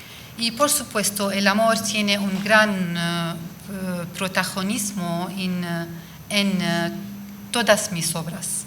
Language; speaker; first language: Spanish; non-native, fluent; Arabic